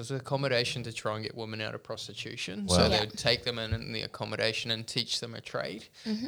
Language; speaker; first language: English; native; English